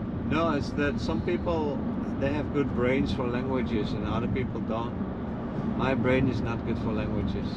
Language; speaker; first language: English; non-native, fluent; Dutch